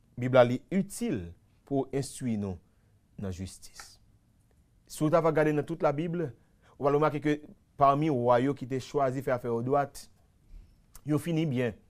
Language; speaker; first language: French; non-native, local second language; Haitian Creole